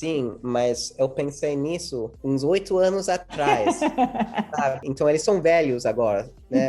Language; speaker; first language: Portuguese; early bilingual, heritage; English